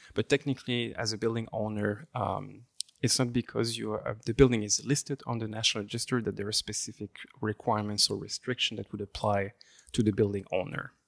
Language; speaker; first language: English; non-native, fluent; French